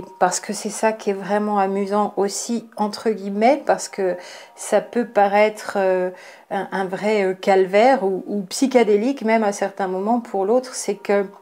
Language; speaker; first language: French; native; French